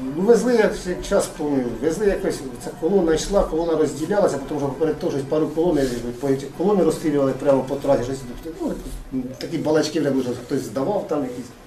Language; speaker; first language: Ukrainian; native; Ukrainian